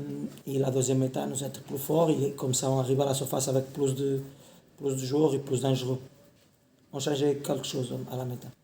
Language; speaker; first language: French; non-native, learner; Portuguese